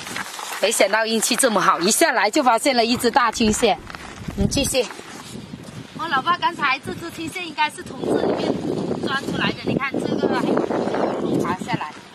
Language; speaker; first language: Chinese; native; Chinese